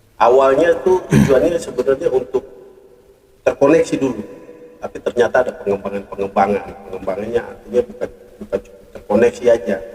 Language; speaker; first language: Indonesian; native; Indonesian